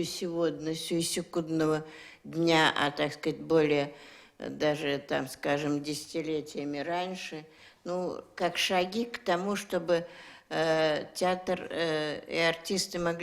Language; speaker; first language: Russian; native; Russian